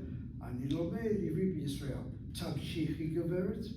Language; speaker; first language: Hebrew; non-native, fluent; English